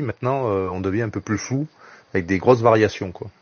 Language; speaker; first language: French; native; French